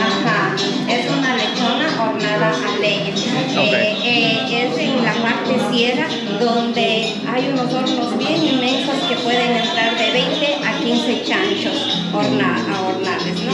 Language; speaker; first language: Spanish; native; Spanish